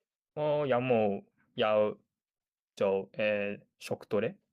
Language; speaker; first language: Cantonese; non-native, learner; Japanese